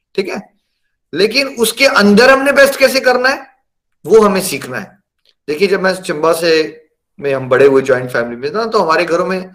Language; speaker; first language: Hindi; native; Hindi